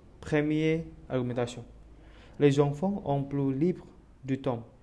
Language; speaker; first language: French; non-native, learner; Indonesian